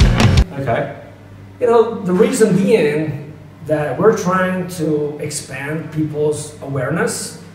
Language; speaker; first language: English; native; English